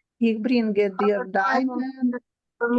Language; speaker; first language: German; non-native, learner; Ukrainian